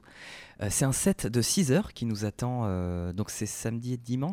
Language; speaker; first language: French; native; French